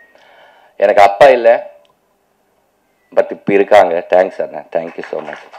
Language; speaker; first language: Tamil; non-native, local second language; Telugu